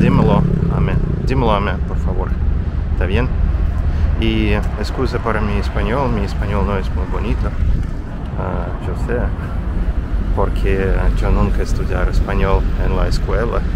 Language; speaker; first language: Spanish; non-native, learner; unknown